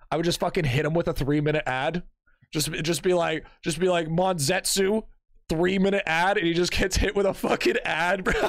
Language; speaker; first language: English; native; English